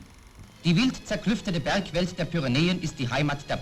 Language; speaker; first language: German; native; German